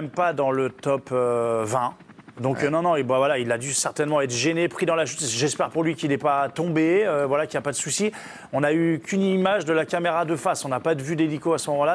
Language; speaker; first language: French; native; French